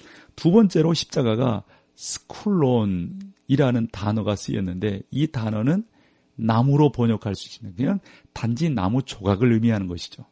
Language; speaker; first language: Korean; native; Korean